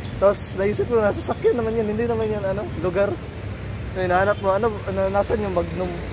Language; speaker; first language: Filipino; non-native, local second language; Cebuano